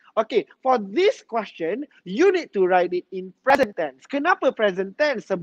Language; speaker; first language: English; non-native, local second language; Malay